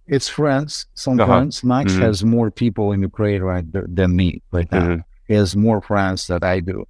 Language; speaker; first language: English; non-native, fluent; Ukrainian